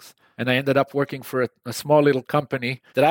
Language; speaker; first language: English; non-native, fluent; Hebrew